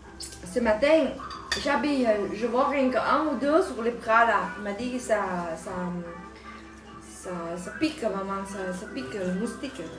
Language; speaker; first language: French; non-native, learner; Vietnamese